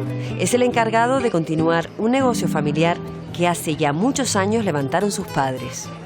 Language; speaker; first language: Spanish; native; Spanish